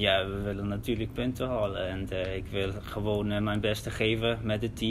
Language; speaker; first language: Dutch; early bilingual, heritage; German